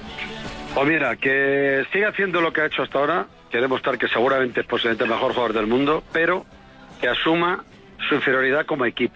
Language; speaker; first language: Spanish; native; Spanish